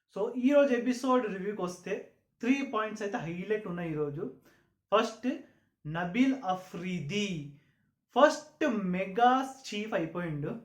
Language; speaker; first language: Telugu; non-native, local second language; Urdu